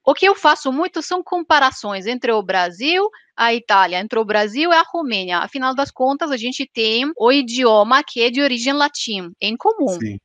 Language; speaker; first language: Portuguese; non-native, fluent; Romanian